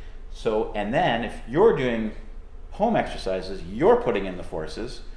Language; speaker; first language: English; native; English